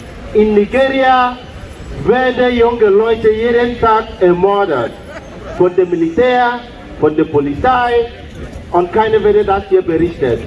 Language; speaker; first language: German; non-native, learner; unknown